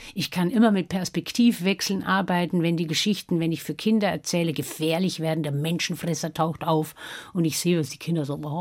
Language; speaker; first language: German; non-native, local second language; Swiss German